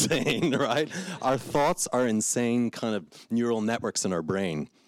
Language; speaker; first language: English; native; English